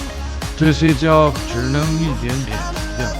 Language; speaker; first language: Chinese; native; Chinese